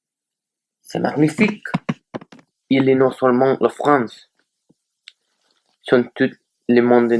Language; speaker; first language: French; non-native, learner; Spanish